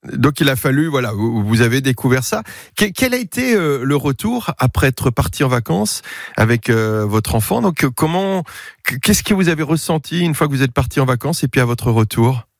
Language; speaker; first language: French; native; French